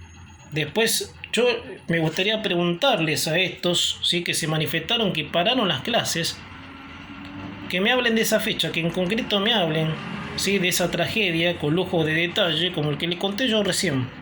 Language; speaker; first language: Spanish; native; Spanish